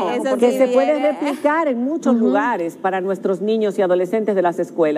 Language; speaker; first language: Spanish; native; Spanish